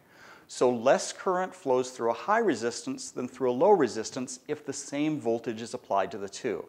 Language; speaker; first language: English; native; English